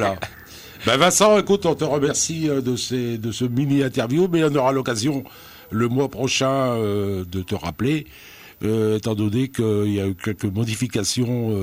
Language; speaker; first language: French; native; French